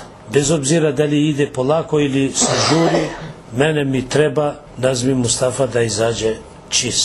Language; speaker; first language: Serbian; non-native, local second language; Albanian